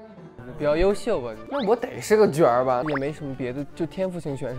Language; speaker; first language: Chinese; native; Chinese